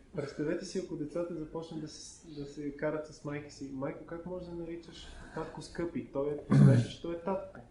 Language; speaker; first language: Bulgarian; native; Bulgarian